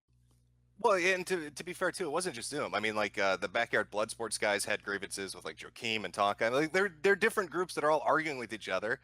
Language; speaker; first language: English; native; English